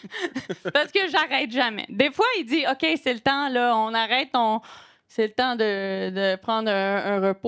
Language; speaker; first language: French; non-native, local second language; English